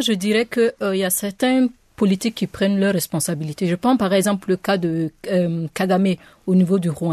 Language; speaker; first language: French; non-native, local second language; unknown